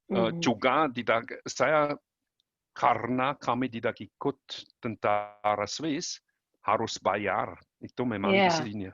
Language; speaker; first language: Indonesian; non-native, learner; German